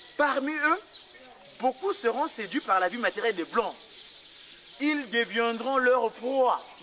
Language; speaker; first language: French; non-native, local second language; Kongo